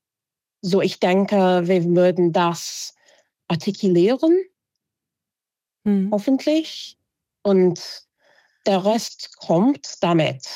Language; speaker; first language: German; non-native, fluent; English